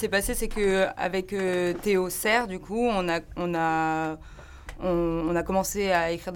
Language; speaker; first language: French; native; French